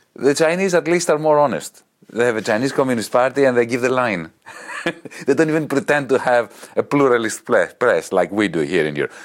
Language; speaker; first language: English; non-native, fluent; Greek